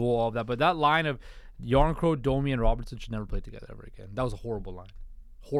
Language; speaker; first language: English; native; English